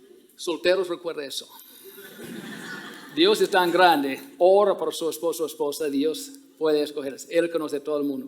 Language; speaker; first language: Spanish; non-native, fluent; English